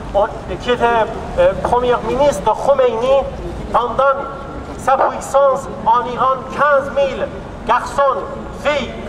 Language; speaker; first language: French; non-native, fluent; Kurdish